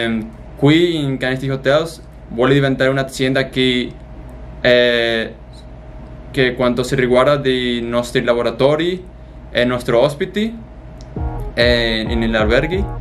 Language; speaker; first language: Italian; non-native, learner; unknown